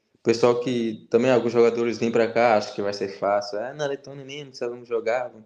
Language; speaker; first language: Portuguese; native; Portuguese